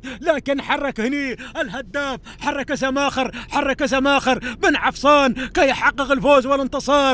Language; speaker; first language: Arabic; native; Arabic